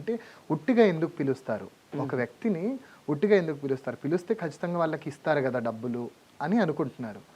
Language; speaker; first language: Telugu; non-native, local second language; Lambadi